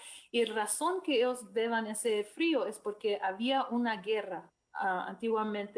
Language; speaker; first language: Spanish; non-native, fluent; English